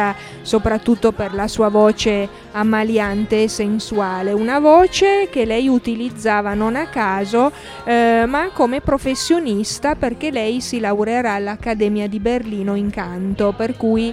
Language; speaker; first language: Italian; native; Italian